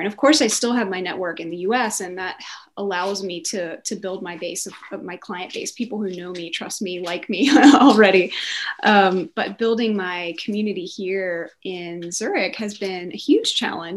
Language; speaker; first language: English; native; English